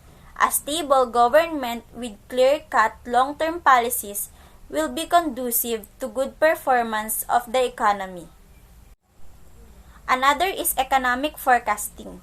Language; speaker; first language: English; non-native, local second language; Filipino